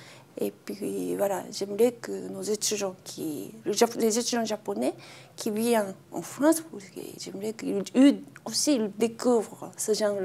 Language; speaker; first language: French; non-native, fluent; Japanese